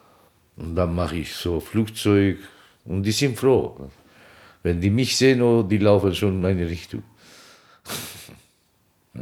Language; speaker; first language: German; non-native, learner; Turkish